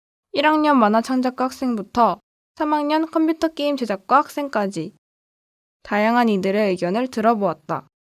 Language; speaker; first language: Korean; native; Korean